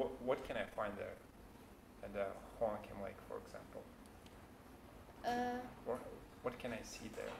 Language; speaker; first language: English; non-native, fluent; Vietnamese